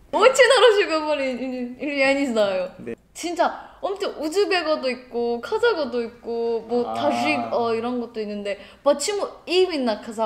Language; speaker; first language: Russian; non-native, learner; Korean